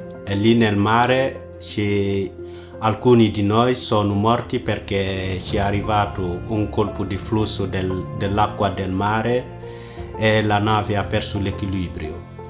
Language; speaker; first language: Italian; non-native, fluent; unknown